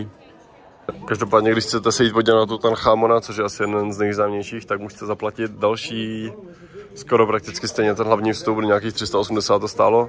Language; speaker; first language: Czech; native; Czech